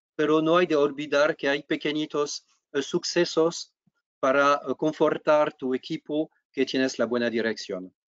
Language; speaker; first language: Spanish; non-native, fluent; French